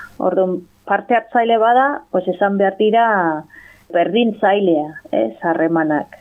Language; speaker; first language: Basque; non-native, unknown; English